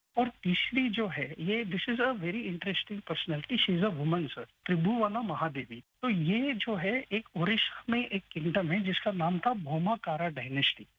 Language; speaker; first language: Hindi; non-native, local second language; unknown